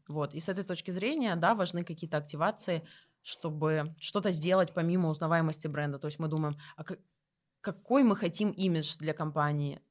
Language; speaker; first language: Russian; native; Russian